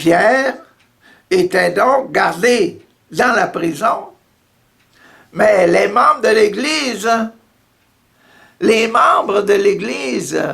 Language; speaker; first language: French; native; French